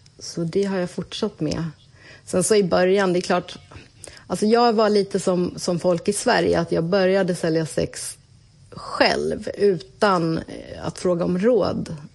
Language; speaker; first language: Swedish; native; Swedish